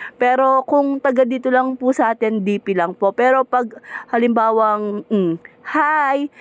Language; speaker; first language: Filipino; native; Filipino